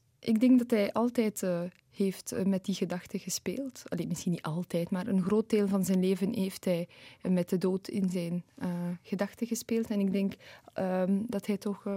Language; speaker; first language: Dutch; early bilingual, other home language; Polish